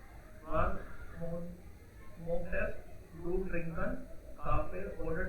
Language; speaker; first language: German; non-native, learner; Hindi